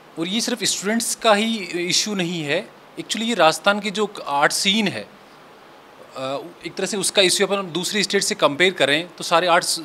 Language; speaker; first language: Hindi; native; Hindi